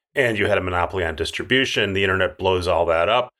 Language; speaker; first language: English; native; English